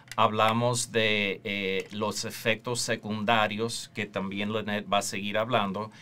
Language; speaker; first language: Spanish; early bilingual, heritage; Spanish